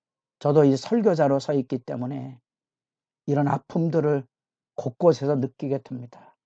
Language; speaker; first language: Korean; native; Korean